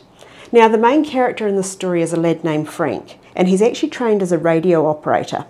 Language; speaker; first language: English; native; English